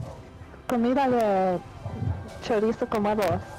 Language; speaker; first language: Spanish; non-native, learner; English